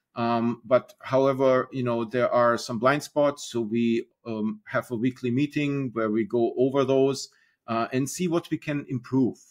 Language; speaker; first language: English; non-native, fluent; German